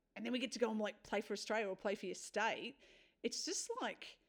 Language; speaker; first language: English; native; English